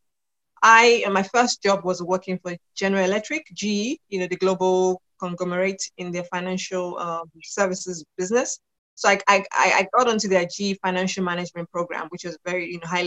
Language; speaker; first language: English; non-native, local second language; Yoruba